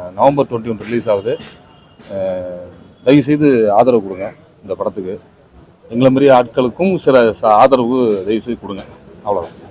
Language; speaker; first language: Tamil; native; Tamil